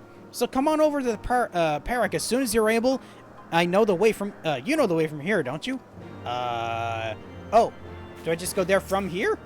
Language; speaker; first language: English; native; English